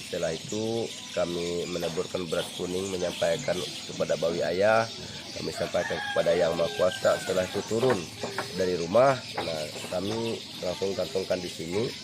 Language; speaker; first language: Indonesian; non-native, local second language; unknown